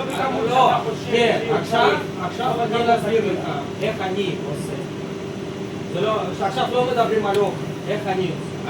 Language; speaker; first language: Hebrew; non-native, learner; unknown